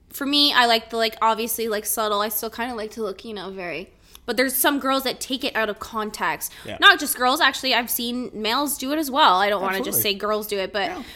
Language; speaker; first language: English; early bilingual, other home language; Italian